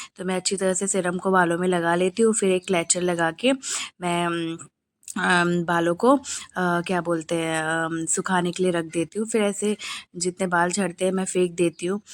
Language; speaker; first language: Hindi; non-native, local second language; Bangla